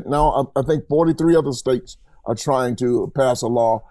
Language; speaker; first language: English; native; English